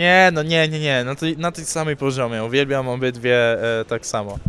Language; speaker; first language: Polish; early bilingual, heritage; English